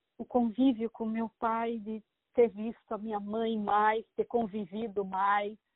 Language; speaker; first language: Portuguese; native; Portuguese